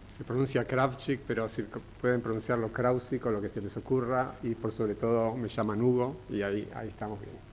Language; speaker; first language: Spanish; native; Spanish